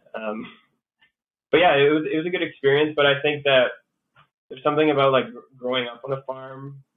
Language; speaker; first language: English; native; English